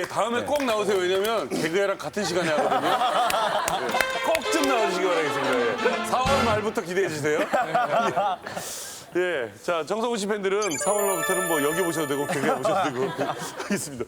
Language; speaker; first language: Korean; native; Korean